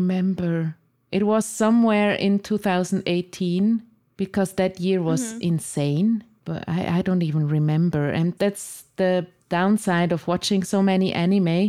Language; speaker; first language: English; non-native, fluent; Swiss German